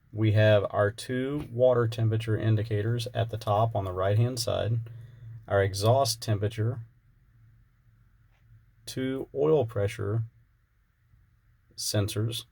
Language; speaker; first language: English; native; English